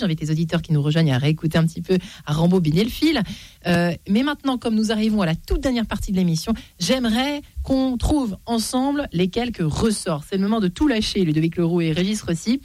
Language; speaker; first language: French; native; French